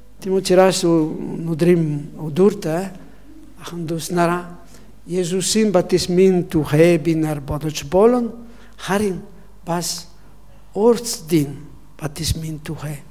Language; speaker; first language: Mongolian; non-native, learner; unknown